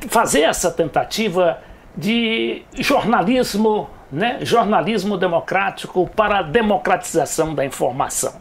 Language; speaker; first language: Portuguese; native; Portuguese